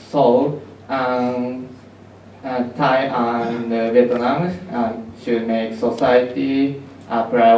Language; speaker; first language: English; non-native, learner; Japanese